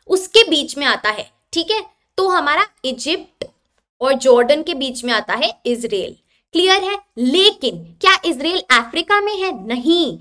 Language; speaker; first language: Hindi; native; Hindi